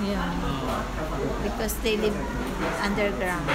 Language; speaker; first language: English; non-native, local second language; Filipino